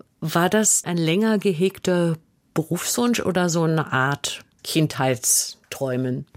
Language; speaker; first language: German; native; German